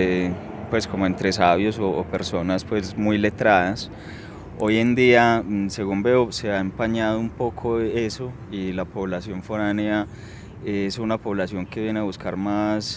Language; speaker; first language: Spanish; native; Spanish